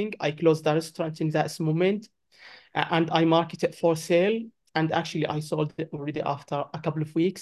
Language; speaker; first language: English; non-native, learner; Arabic